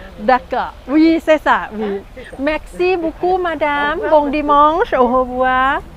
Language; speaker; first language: French; non-native, learner; Thai